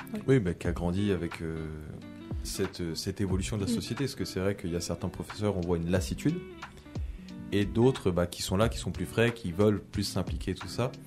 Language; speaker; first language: French; native; French